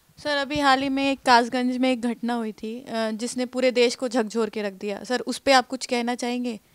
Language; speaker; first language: Hindi; native; Hindi